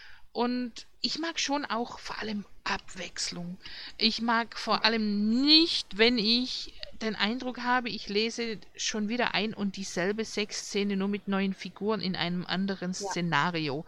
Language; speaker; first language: German; native; German